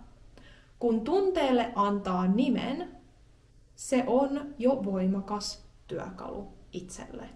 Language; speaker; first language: Finnish; native; Finnish